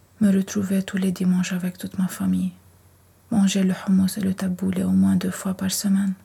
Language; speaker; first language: French; non-native, local second language; Arabic